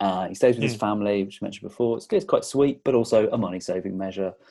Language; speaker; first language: English; native; English